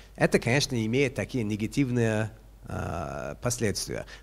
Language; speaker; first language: Russian; non-native, fluent; English